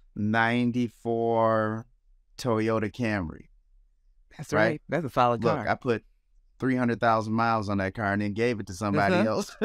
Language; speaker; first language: English; native; English